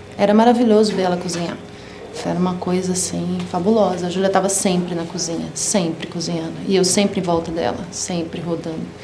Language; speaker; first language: Portuguese; native; Portuguese